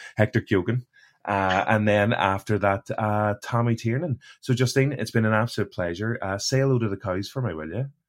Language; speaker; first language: English; native; English